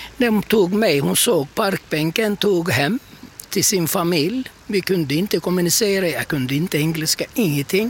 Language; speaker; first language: Swedish; non-native, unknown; Turkish